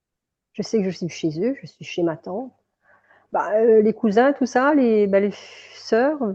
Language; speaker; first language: French; native; French